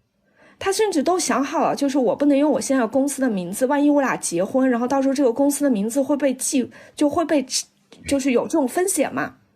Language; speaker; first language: Chinese; native; Chinese